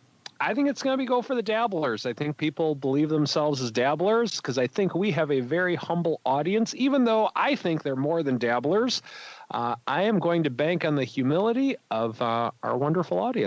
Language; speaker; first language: English; native; English